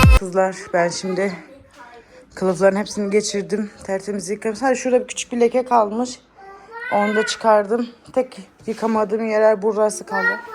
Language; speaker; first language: Turkish; early bilingual, heritage; Turkish